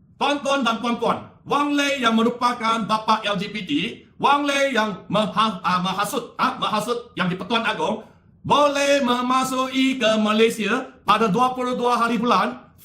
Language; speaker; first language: Malay; non-native, local second language; Chinese